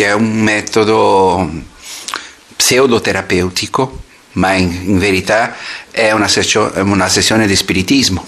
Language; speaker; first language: Italian; non-native, fluent; Portuguese